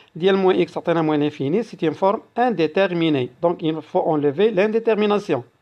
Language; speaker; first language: French; non-native, local second language; Arabic